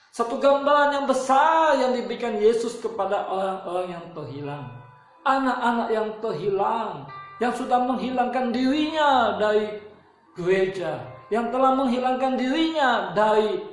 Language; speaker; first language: Indonesian; native; Indonesian